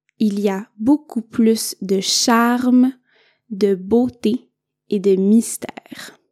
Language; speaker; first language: French; native; French